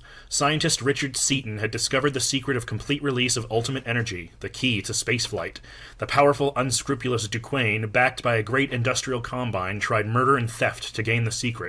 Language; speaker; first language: English; native; English